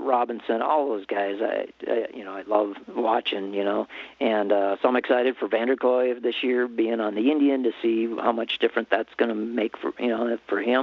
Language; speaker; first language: English; native; English